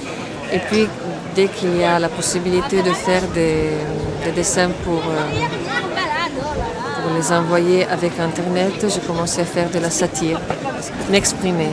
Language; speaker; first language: French; non-native, fluent; Italian